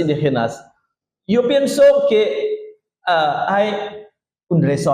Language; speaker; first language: Spanish; non-native, learner; Indonesian